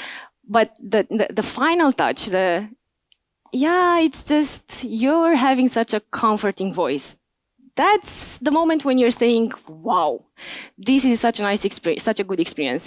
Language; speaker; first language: English; non-native, fluent; Romanian